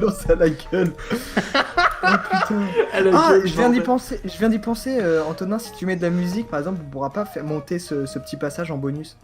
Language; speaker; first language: French; native; French